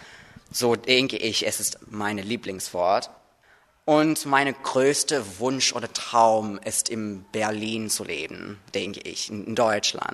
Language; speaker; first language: German; non-native, learner; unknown